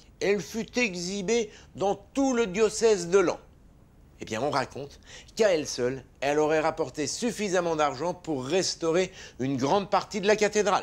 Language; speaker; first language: French; native; French